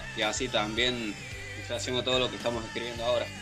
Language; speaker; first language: Spanish; native; Spanish